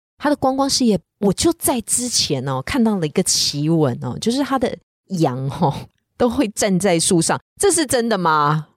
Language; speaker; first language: Chinese; native; Chinese